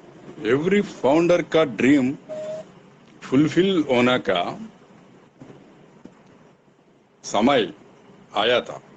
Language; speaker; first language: Hindi; non-native, local second language; Telugu